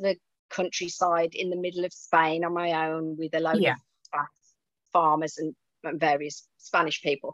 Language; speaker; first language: English; native; English